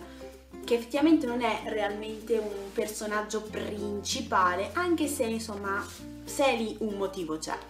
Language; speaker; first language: Italian; native; Italian